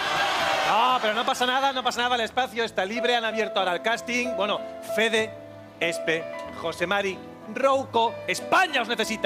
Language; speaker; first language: Spanish; native; Spanish